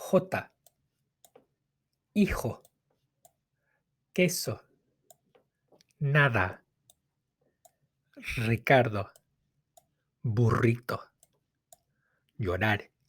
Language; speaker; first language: Spanish; non-native, fluent; English